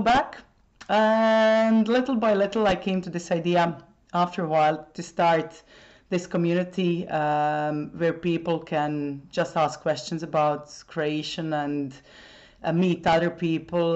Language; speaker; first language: English; non-native, fluent; Croatian